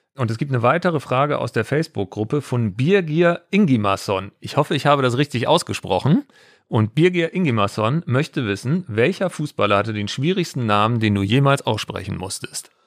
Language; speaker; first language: German; native; German